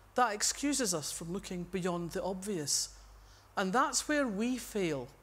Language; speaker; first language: English; native; English